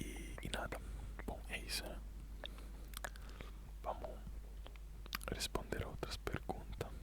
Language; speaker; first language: Portuguese; non-native, fluent; Italian